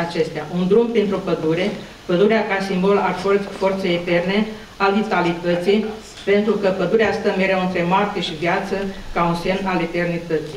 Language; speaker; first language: Romanian; native; Romanian